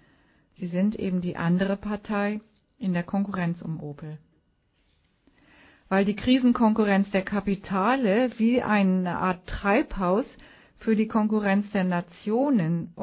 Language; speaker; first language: German; native; German